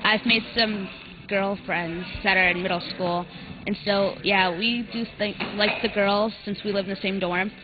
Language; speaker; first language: English; native; English